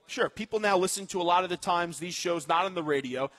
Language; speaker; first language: English; native; English